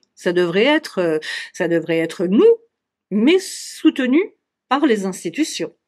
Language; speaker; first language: French; native; French